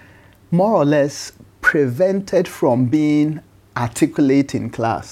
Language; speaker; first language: English; non-native, local second language; Akan